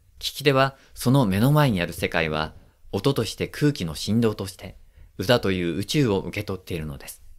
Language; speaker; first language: Japanese; native; Japanese